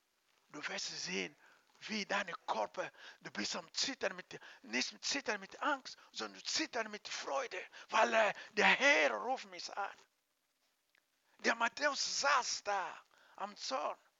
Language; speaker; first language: German; non-native, learner; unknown